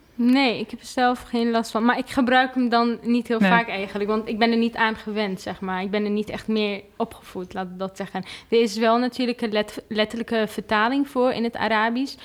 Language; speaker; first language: Dutch; non-native, fluent; Arabic